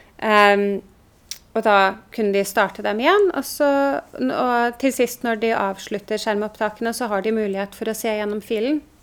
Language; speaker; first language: Norwegian; native; Norwegian